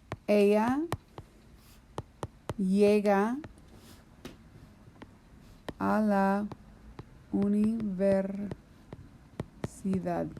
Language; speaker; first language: Spanish; non-native, fluent; English